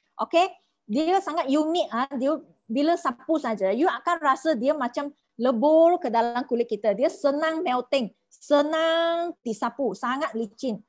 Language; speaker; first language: Malay; non-native, local second language; Chinese